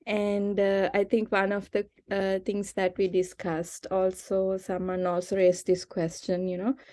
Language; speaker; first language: English; non-native, local second language; Sinhala